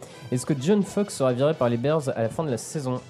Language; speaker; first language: French; native; French